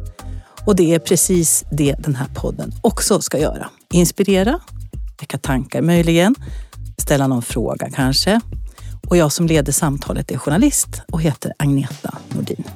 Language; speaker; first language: Swedish; native; Swedish